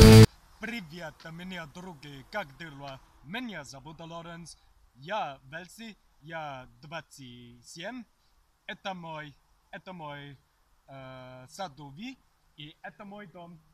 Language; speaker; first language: Russian; non-native, learner; Welsh